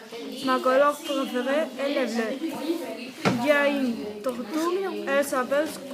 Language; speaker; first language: French; non-native, learner; Spanish